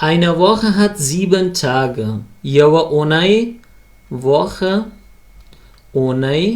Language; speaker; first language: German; non-native, fluent; Pashto